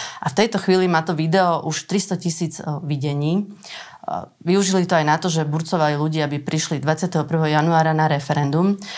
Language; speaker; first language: Slovak; native; Slovak